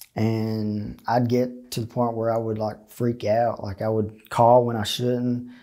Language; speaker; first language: English; native; English